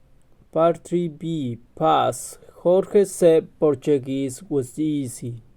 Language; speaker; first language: English; non-native, learner; Spanish